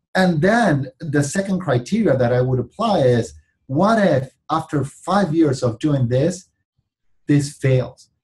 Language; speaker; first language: English; non-native, fluent; Spanish